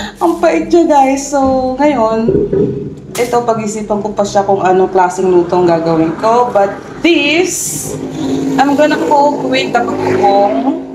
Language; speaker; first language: Filipino; non-native, local second language; Iloko